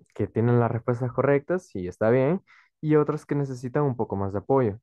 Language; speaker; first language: Spanish; native; Spanish